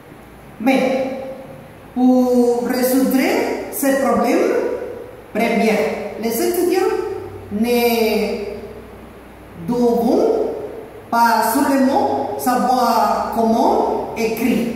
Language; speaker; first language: French; non-native, learner; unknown